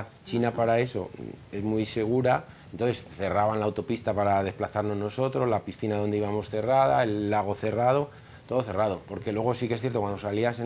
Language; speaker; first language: Spanish; native; Spanish